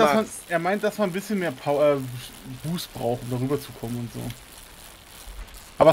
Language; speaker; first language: German; native; German